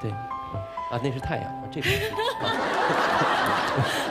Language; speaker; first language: Chinese; native; Chinese